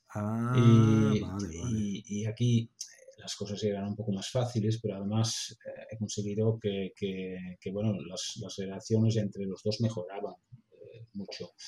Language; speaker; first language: Spanish; non-native, fluent; Dutch